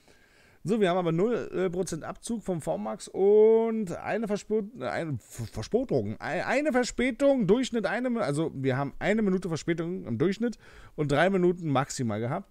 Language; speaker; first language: German; native; German